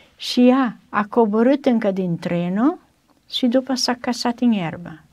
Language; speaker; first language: Romanian; non-native, learner; Italian